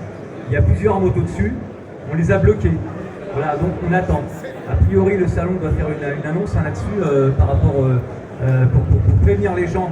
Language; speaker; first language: French; native; French